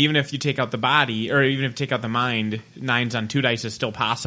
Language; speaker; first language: English; native; English